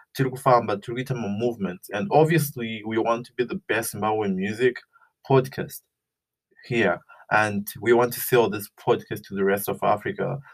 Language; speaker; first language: English; non-native, local second language; Shona